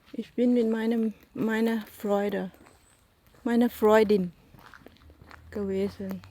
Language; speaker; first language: German; non-native, learner; Thai